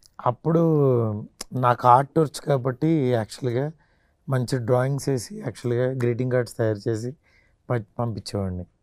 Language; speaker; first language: Telugu; native; Telugu